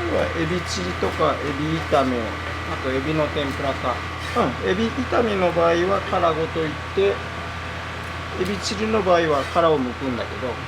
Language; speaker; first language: Japanese; native; Japanese